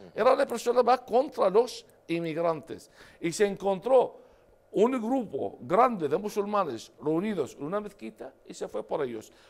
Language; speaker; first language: Spanish; non-native, fluent; Arabic